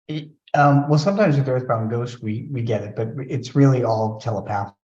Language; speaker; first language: English; native; English